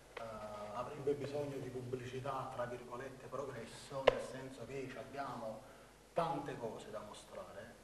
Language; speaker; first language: Italian; native; Italian